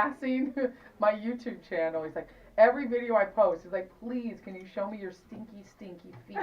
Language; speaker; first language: English; native; English